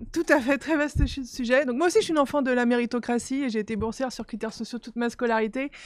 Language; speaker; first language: French; native; French